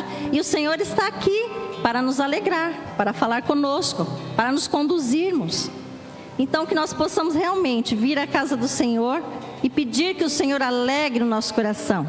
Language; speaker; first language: Portuguese; native; Portuguese